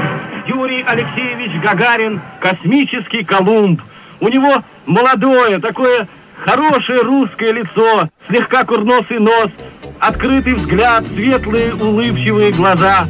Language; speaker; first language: Russian; native; Russian